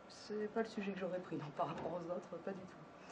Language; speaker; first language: French; native; French